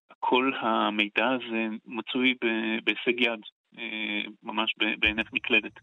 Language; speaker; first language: Hebrew; native; Hebrew